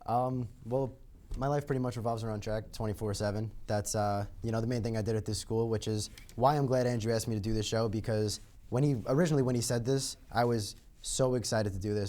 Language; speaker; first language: English; native; English